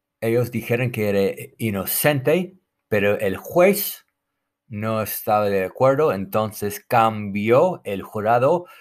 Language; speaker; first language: Spanish; non-native, fluent; English